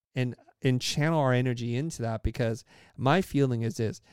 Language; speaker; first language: English; early bilingual, other home language; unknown